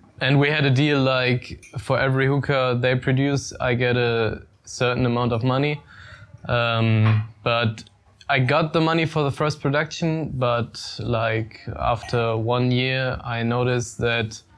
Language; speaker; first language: English; non-native, fluent; German